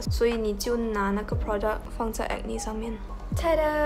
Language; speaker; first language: Chinese; non-native, local second language; Malay